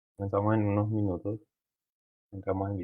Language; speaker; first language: Spanish; native; Spanish